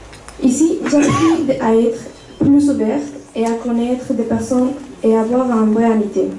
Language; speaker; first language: French; non-native, fluent; Spanish